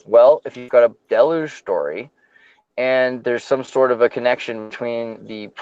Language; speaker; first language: English; native; English